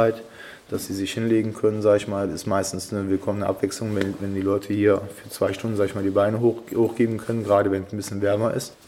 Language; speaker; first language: German; native; German